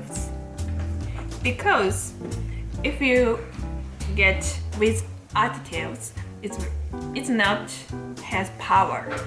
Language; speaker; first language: English; non-native, learner; Japanese